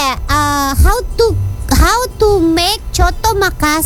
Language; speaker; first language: English; non-native, learner; Indonesian